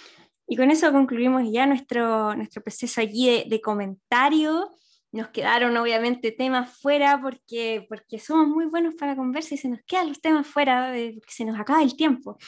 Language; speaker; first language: Spanish; native; Spanish